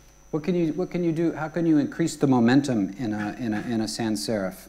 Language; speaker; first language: English; native; English